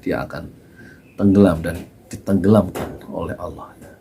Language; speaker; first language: Indonesian; native; Indonesian